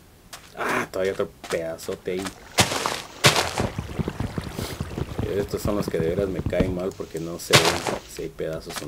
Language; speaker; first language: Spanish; early bilingual, heritage; Spanish